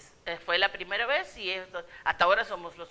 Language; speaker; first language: Spanish; native; Spanish